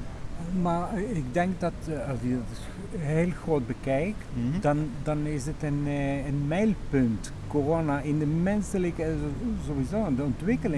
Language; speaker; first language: Dutch; non-native, learner; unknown